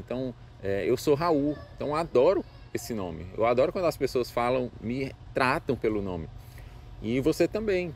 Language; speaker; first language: Portuguese; native; Portuguese